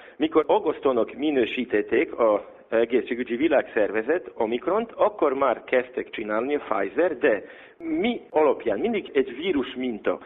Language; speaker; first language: Hungarian; non-native, local second language; Serbian